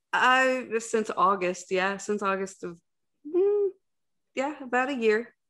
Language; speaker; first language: English; native; English